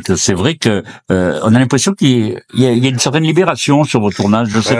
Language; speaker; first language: French; native; French